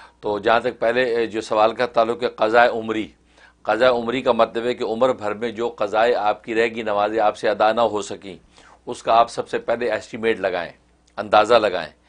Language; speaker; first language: Urdu; native; Urdu